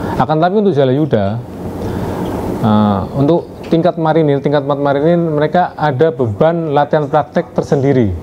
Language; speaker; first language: Indonesian; native; Indonesian